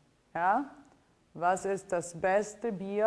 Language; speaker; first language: German; non-native, fluent; Italian